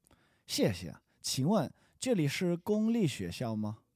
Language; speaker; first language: Chinese; non-native, learner; English